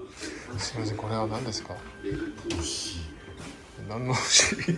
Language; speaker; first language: Japanese; non-native, learner; Korean